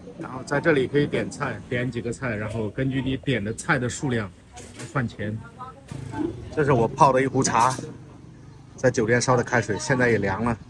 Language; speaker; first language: Chinese; native; Chinese